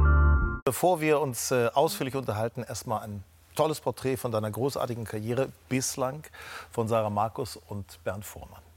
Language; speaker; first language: German; native; German